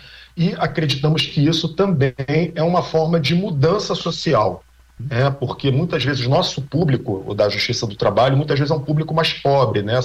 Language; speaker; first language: Portuguese; native; Portuguese